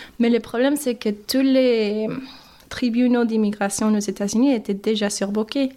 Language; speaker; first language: French; non-native, fluent; English